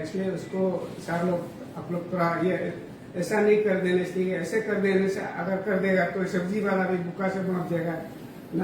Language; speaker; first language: Hindi; non-native, local second language; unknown